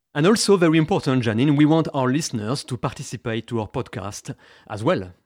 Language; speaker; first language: English; non-native, fluent; French